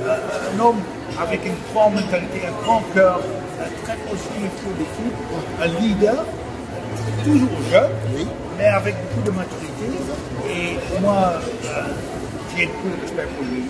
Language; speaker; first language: French; non-native, fluent; Dutch